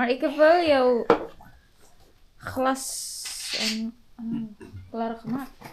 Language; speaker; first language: Dutch; non-native, learner; Filipino